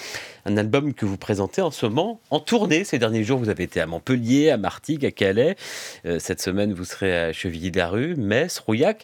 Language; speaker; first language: French; native; French